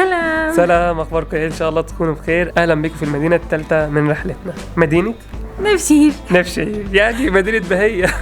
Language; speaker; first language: Arabic; native; Arabic